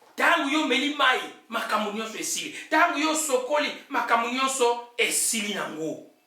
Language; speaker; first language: Lingala; non-native, local second language; Kongo